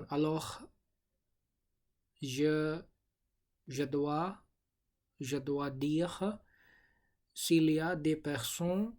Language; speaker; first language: French; non-native, learner; English